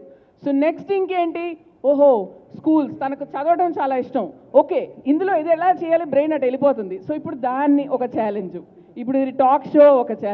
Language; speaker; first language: Telugu; native; Telugu